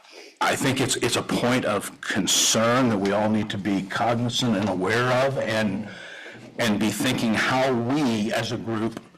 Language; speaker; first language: English; native; English